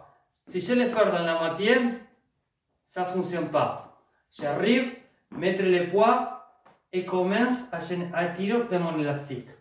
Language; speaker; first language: French; non-native, fluent; Spanish